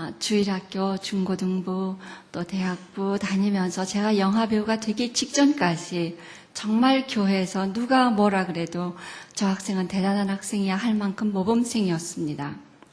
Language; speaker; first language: Korean; native; Korean